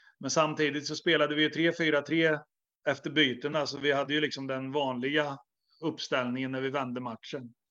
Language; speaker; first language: Swedish; native; Swedish